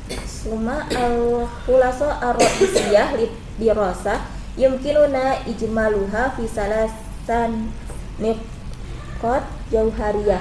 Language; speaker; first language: Arabic; non-native, learner; Indonesian